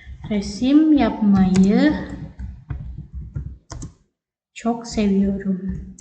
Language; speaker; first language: Turkish; non-native, fluent; Indonesian